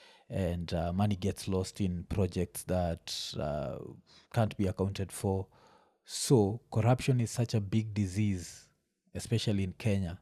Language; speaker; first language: English; non-native, local second language; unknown